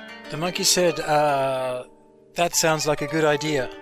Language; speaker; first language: English; native; English